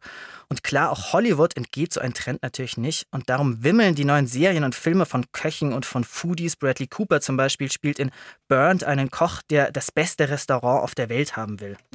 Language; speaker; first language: German; native; German